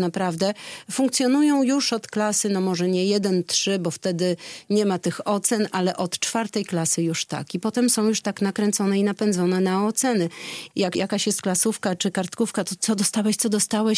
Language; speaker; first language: Polish; native; Polish